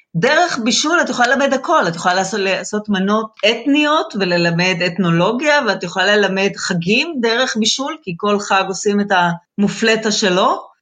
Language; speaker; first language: Hebrew; native; Hebrew